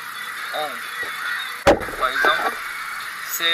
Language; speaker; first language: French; non-native, fluent; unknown